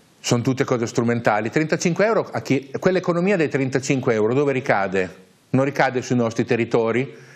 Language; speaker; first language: Italian; native; Italian